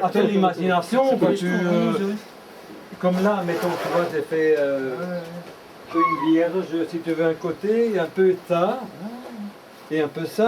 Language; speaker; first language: French; native; French